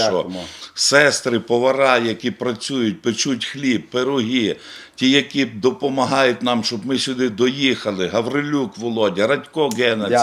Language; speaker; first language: Ukrainian; native; Ukrainian